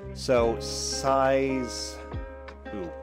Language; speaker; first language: English; native; English